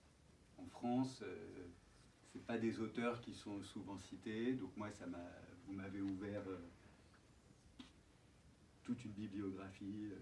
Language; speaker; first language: French; native; French